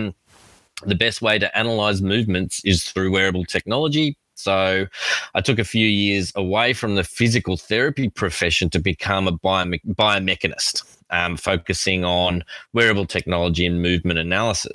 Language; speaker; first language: English; native; English